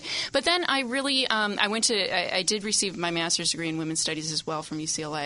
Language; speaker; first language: English; native; English